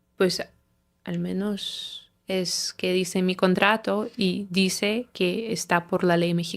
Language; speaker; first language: Spanish; non-native, fluent; Ukrainian